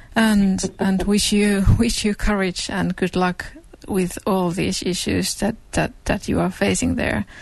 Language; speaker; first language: English; non-native, fluent; Finnish